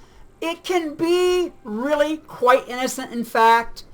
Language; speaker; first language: English; native; English